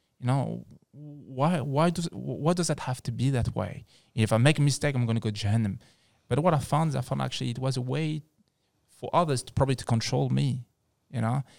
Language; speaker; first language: English; non-native, fluent; French